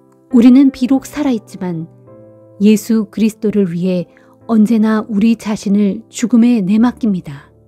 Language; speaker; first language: Korean; native; Korean